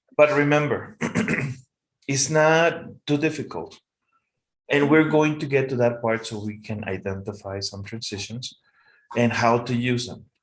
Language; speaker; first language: English; non-native, fluent; Spanish